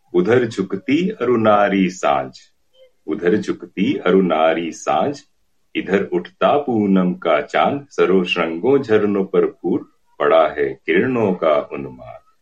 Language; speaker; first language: Hindi; native; Hindi